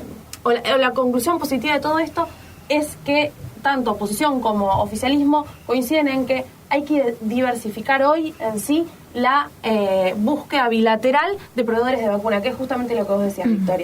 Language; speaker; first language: Spanish; native; Spanish